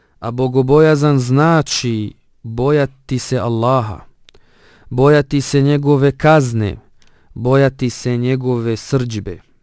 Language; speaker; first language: Bosnian; non-native, fluent; Arabic